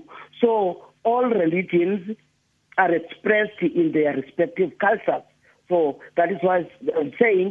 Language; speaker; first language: English; non-native, local second language; Xhosa